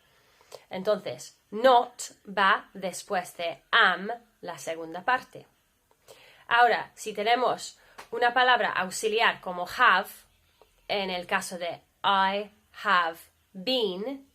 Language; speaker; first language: Spanish; non-native, fluent; English